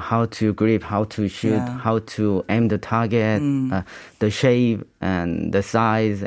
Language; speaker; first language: English; non-native, learner; Korean